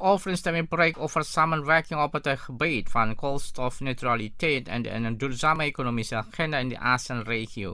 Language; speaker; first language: Dutch; non-native, fluent; Indonesian